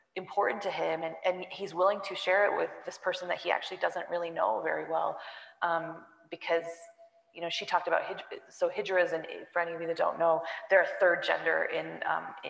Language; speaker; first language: English; native; English